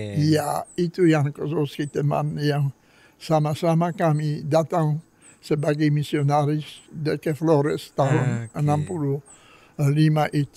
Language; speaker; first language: Indonesian; non-native, fluent; Polish